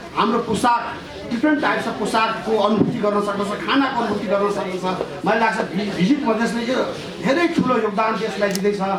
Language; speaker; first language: Nepali; non-native, local second language; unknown